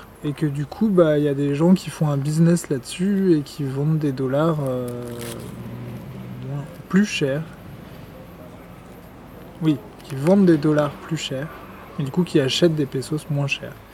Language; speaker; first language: French; native; French